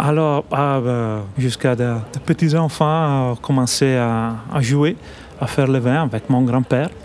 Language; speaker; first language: French; non-native, learner; Italian